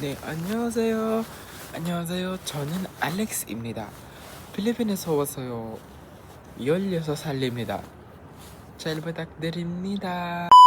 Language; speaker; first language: Korean; non-native, learner; Filipino